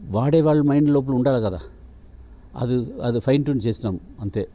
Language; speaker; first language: Telugu; non-native, local second language; Tamil